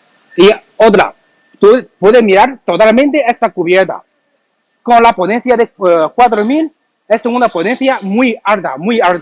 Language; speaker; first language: Spanish; non-native, learner; Chinese